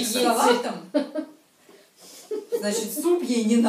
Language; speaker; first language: Russian; native; Russian